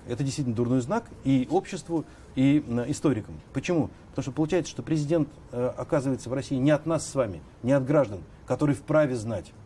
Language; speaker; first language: Russian; native; Russian